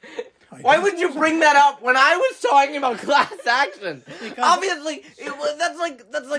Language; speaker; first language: English; native; English